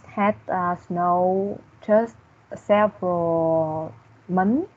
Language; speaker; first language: English; non-native, learner; Vietnamese